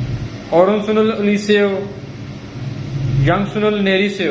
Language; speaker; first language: Korean; non-native, fluent; Punjabi